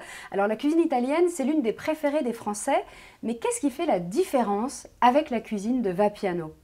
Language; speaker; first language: French; native; French